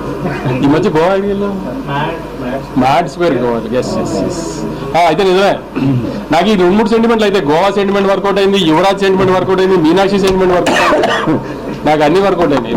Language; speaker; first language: Telugu; native; Telugu